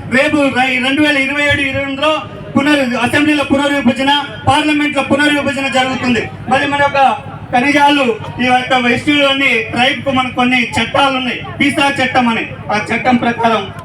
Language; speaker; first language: Telugu; non-native, local second language; Lambadi